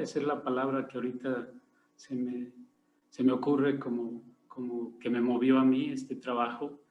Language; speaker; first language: Spanish; native; Spanish